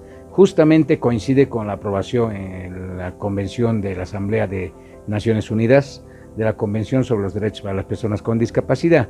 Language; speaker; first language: Spanish; native; Spanish